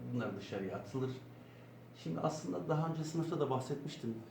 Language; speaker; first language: Turkish; native; Turkish